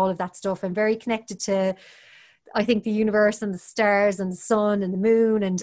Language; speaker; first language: English; native; English